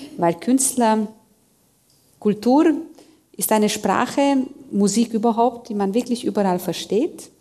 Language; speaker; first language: German; non-native, fluent; Hungarian